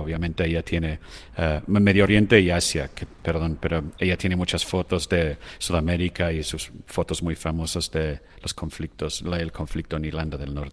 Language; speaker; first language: Spanish; non-native, fluent; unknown